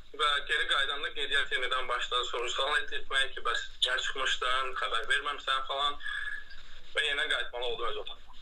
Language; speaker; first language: Azerbaijani; native; Azerbaijani